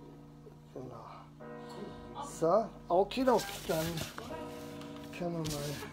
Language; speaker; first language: German; native; German